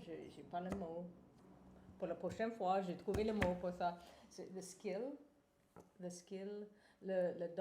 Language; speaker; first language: French; non-native, fluent; English